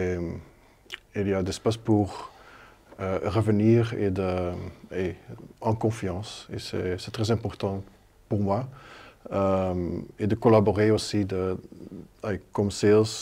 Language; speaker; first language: French; non-native, local second language; Dutch